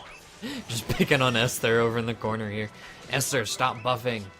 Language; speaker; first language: English; native; English